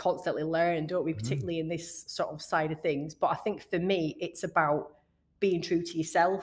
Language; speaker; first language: English; native; English